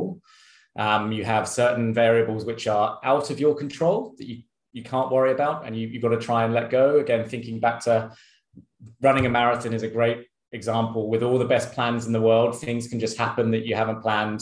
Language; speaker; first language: English; native; English